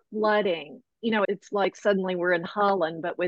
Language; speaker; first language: English; native; English